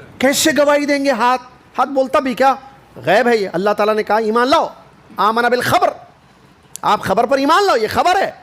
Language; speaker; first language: Urdu; native; Urdu